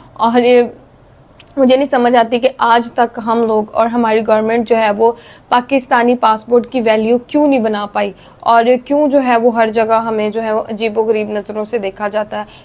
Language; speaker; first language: Urdu; native; Urdu